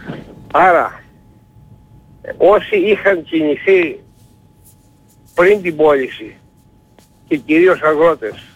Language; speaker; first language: Greek; native; Greek